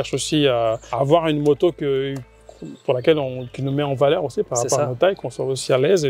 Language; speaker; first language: French; native; French